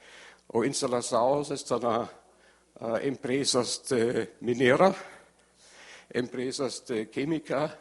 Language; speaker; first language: Portuguese; non-native, learner; German